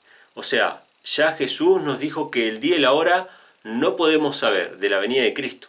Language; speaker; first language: Spanish; native; Spanish